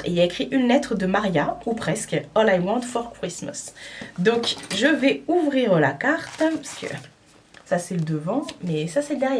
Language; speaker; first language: French; native; French